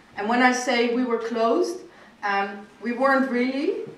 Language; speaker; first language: English; non-native, fluent; Dutch